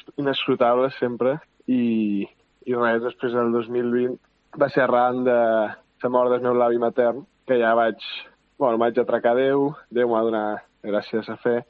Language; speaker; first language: Catalan; native; Catalan